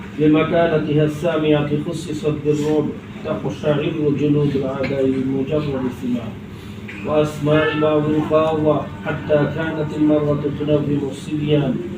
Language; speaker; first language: Arabic; non-native, fluent; Bangla